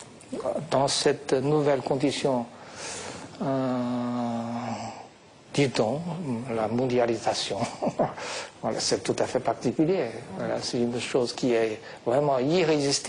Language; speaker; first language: French; non-native, fluent; Chinese